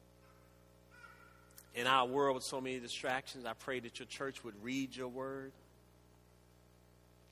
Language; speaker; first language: English; native; English